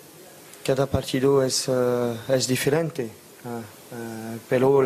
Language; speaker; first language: Spanish; non-native, learner; French